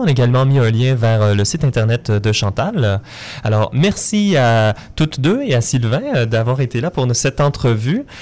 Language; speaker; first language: French; native; French